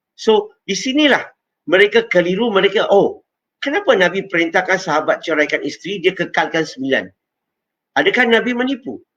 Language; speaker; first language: Malay; non-native, local second language; Chinese